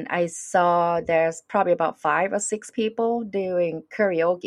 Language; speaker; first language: English; non-native, fluent; Thai